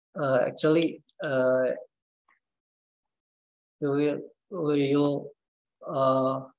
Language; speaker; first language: English; non-native, learner; Indonesian